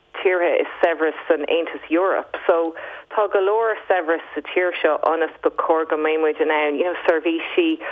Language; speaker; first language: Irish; non-native, local second language; English